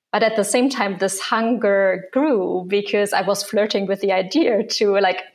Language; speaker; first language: English; non-native, fluent; German